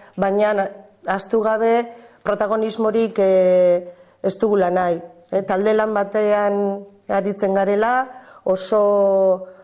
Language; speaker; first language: Basque; native; Basque